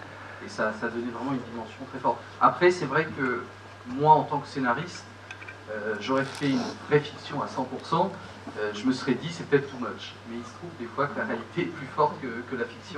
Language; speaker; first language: French; native; French